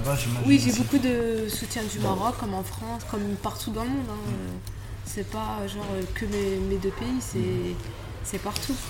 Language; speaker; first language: French; native; French